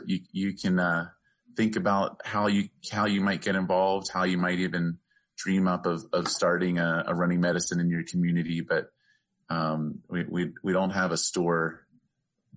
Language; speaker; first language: English; native; English